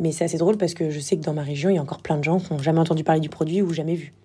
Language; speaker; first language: French; native; French